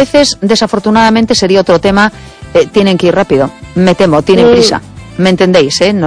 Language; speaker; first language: Spanish; native; Spanish